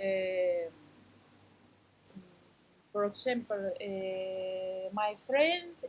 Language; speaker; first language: English; non-native, learner; Spanish